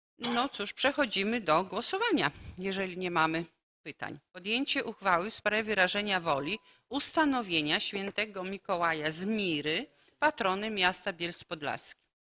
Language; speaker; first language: Polish; native; Polish